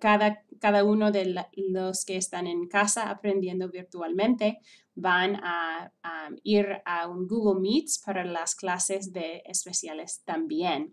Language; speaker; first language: Spanish; non-native, fluent; English